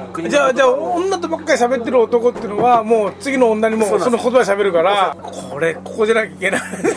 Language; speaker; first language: Japanese; native; Japanese